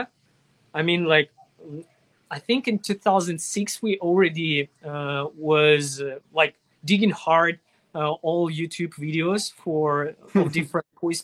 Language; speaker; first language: English; non-native, learner; Russian